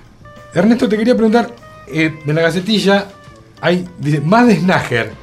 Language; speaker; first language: Spanish; native; Spanish